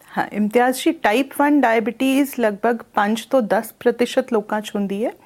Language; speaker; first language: Punjabi; non-native, local second language; Hindi